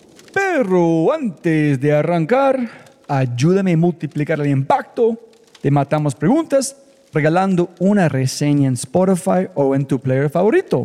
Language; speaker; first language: Spanish; non-native, fluent; English